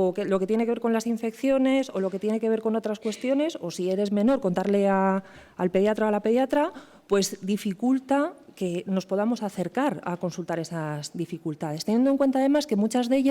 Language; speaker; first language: Spanish; native; Spanish